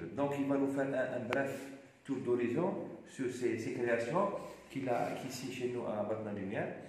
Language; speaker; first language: French; non-native, local second language; Arabic